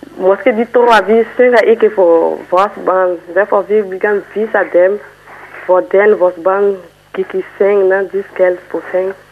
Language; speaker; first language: Danish; non-native, learner; French